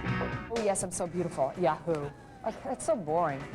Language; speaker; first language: English; native; English